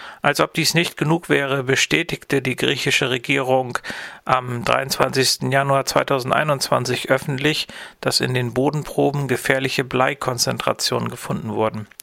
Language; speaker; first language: German; native; German